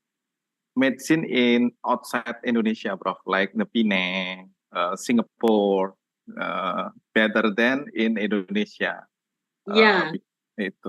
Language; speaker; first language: English; non-native, learner; Indonesian